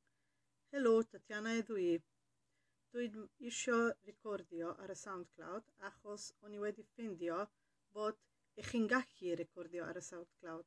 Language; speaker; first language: Welsh; non-native, learner; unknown